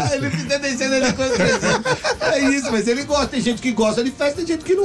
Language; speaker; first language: Portuguese; native; Portuguese